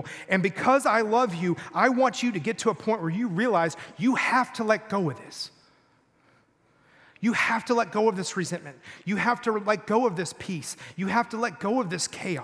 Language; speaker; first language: English; native; English